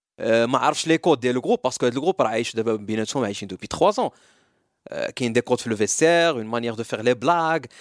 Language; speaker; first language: French; non-native, local second language; Arabic